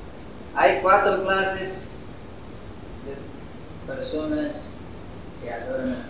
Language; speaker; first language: Spanish; non-native, fluent; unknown